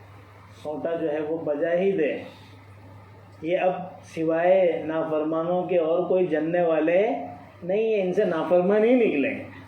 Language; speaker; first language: Urdu; native; Urdu